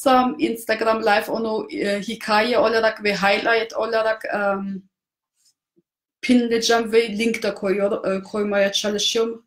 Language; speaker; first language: Turkish; non-native, fluent; German